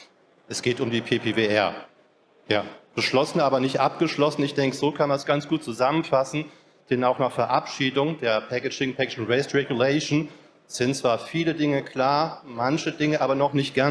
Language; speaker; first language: German; native; German